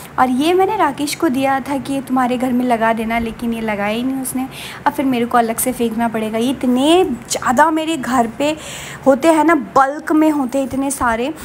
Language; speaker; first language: Hindi; non-native, local second language; Bangla